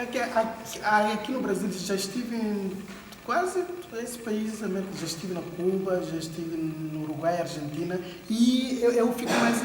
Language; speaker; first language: Portuguese; non-native, local second language; Upper Guinea Crioulo